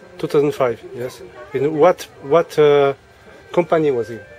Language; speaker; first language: English; non-native, learner; French